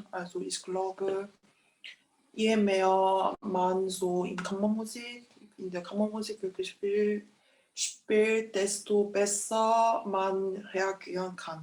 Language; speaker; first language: German; non-native, fluent; Korean